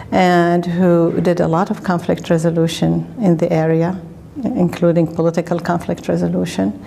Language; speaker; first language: English; non-native, fluent; Arabic